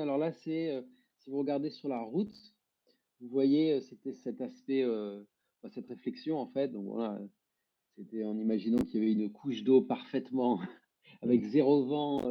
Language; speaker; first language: French; native; French